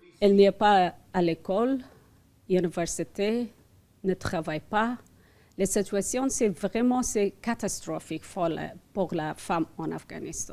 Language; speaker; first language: French; non-native, learner; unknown